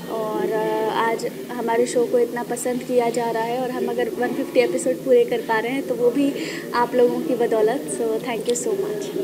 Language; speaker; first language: Hindi; native; Hindi